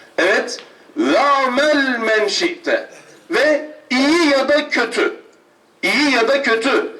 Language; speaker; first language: Turkish; native; Turkish